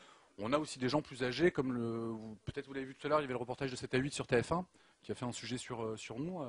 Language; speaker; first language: French; native; French